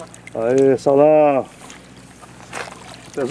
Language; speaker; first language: Portuguese; native; Portuguese